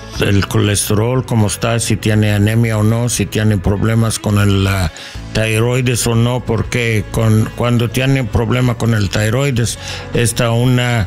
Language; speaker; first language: Spanish; non-native, learner; English